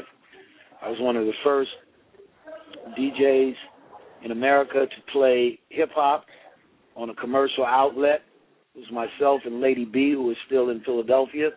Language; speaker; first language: English; native; English